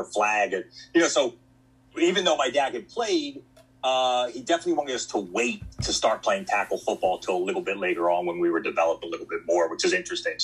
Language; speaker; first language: English; native; English